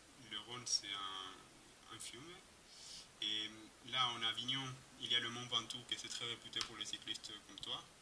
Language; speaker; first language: French; non-native, fluent; Spanish